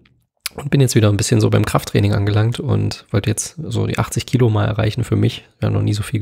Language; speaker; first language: German; native; German